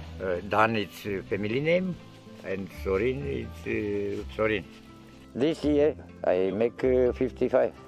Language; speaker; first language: English; non-native, learner; Romanian